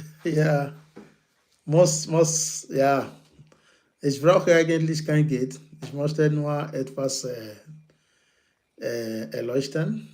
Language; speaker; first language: German; non-native, learner; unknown